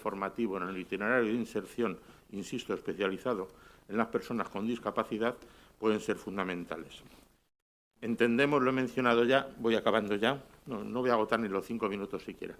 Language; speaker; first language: Spanish; native; Spanish